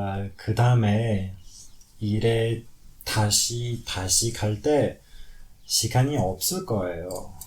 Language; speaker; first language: Korean; non-native, learner; French